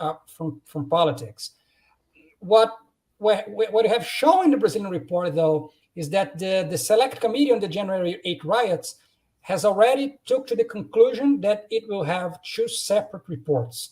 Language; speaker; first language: English; non-native, fluent; Portuguese